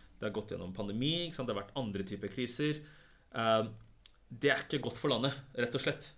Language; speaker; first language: Norwegian; early bilingual, other home language; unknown